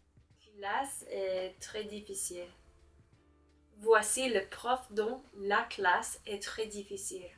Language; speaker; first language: French; non-native, learner; English